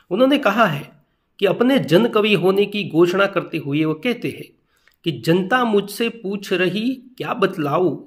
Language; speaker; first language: Hindi; non-native, local second language; Gujarati